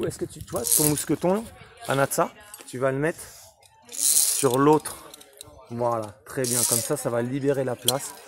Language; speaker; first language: French; native; French